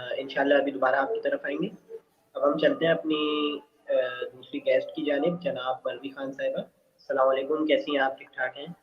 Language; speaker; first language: Urdu; native; Urdu